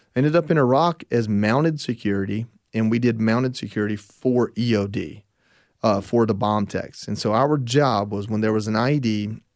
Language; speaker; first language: English; native; English